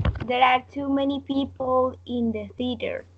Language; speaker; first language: English; non-native, learner; Spanish